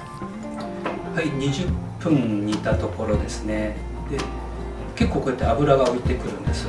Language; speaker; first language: Japanese; native; Japanese